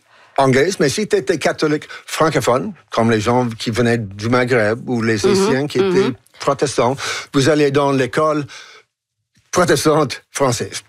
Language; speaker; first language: French; non-native, local second language; English